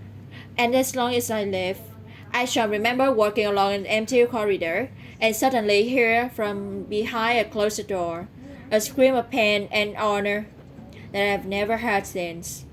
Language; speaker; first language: English; non-native, learner; Vietnamese